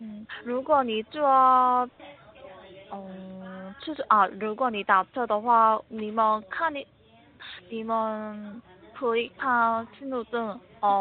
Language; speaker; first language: Chinese; non-native, learner; Korean